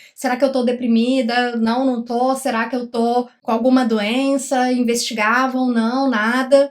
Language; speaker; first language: Portuguese; native; Portuguese